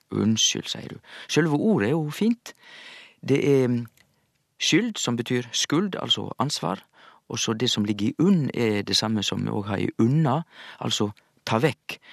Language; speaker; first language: Norwegian; native; Norwegian